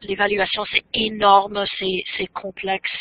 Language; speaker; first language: French; non-native, fluent; English